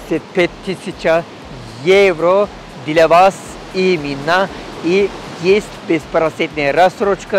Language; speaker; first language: Russian; non-native, learner; Turkish